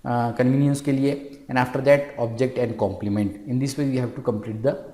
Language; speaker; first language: Hindi; non-native, local second language; Marathi